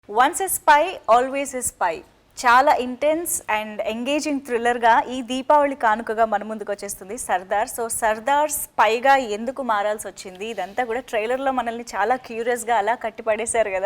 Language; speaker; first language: Telugu; native; Telugu